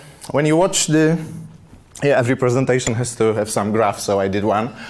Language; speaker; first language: English; non-native, fluent; Polish